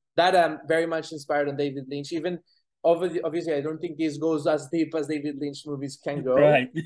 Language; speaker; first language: English; non-native, fluent; Spanish